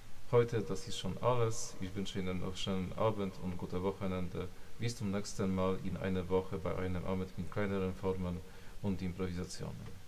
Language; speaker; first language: German; non-native, fluent; Polish